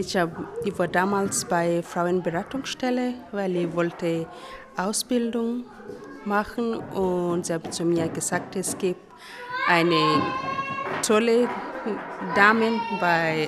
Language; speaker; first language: German; non-native, learner; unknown